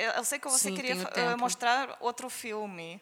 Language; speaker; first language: Portuguese; non-native, fluent; German